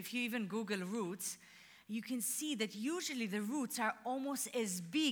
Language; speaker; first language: English; non-native, fluent; Russian